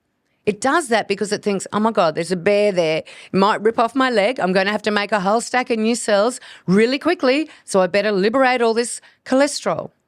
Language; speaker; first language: English; native; English